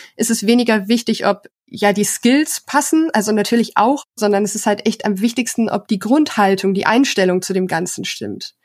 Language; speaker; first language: German; native; German